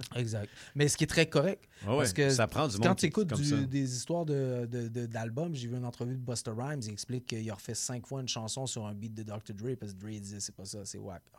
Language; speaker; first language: French; native; French